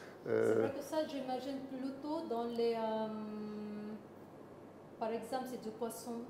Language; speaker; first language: French; non-native, learner; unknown